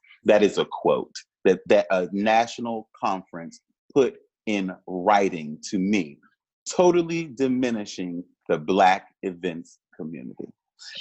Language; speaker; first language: English; native; English